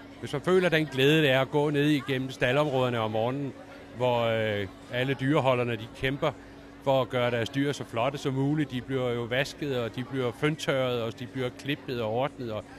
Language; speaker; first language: Danish; native; Danish